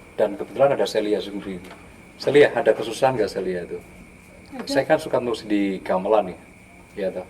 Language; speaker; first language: Indonesian; native; Indonesian